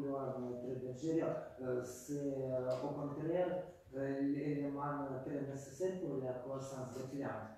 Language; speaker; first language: French; non-native, fluent; Russian